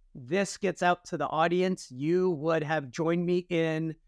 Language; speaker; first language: English; native; English